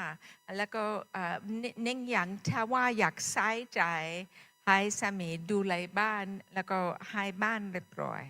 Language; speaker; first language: Thai; non-native, fluent; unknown